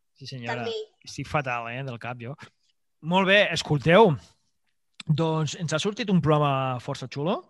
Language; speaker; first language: Catalan; native; Catalan